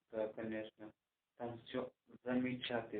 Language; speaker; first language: Russian; non-native, local second language; Tajik